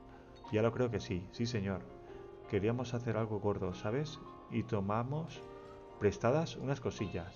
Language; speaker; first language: Spanish; native; Spanish